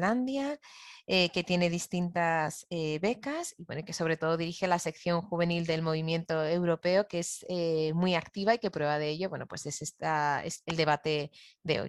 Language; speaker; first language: Spanish; native; Spanish